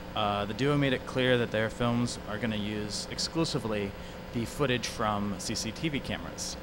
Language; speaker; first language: English; native; English